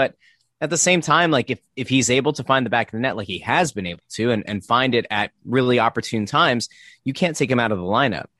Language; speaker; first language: English; native; English